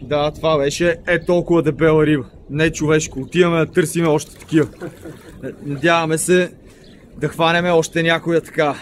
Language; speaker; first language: Bulgarian; native; Bulgarian